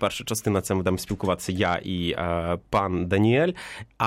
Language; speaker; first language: Ukrainian; native; Ukrainian